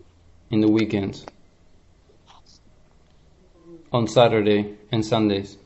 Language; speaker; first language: English; non-native, fluent; Spanish